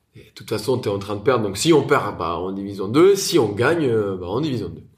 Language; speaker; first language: French; non-native, fluent; Spanish